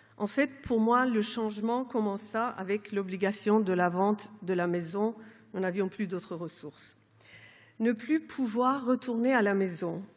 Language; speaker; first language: French; non-native, fluent; Persian